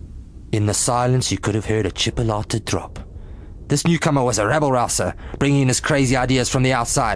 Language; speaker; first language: English; native; English